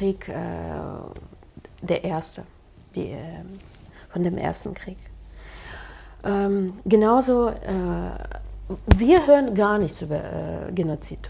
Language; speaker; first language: German; non-native, fluent; Russian